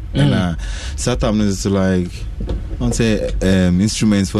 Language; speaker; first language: English; non-native, local second language; Akan